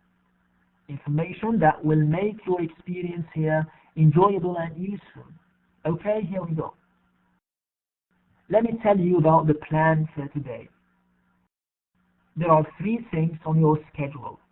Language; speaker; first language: English; non-native, fluent; Arabic